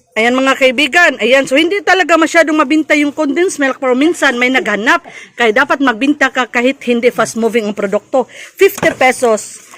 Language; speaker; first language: Filipino; non-native, local second language; Cebuano